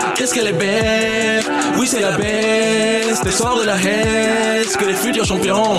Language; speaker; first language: French; non-native, local second language; Baoulé